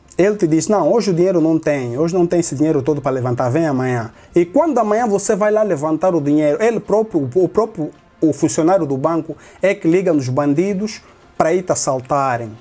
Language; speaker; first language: Portuguese; native; Portuguese